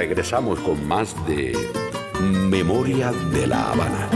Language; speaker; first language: Spanish; native; Spanish